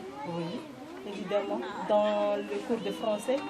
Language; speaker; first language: French; non-native, local second language; Malagasy